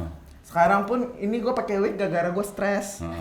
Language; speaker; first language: Indonesian; native; Indonesian